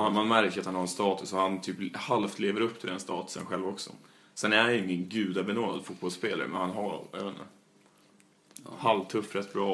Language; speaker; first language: Swedish; native; Swedish